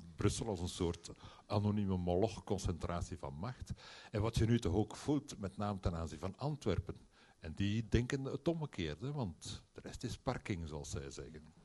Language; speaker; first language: Dutch; native; Dutch